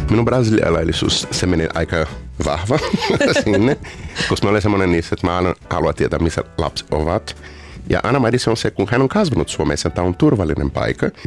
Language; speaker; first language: Finnish; non-native, fluent; Portuguese